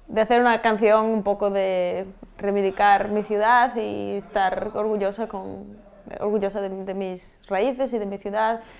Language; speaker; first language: Spanish; non-native, local second language; Galician